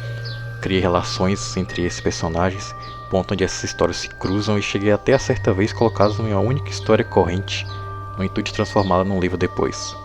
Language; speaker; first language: Portuguese; native; Portuguese